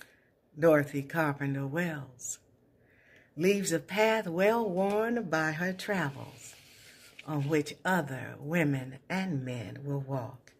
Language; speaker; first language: English; native; English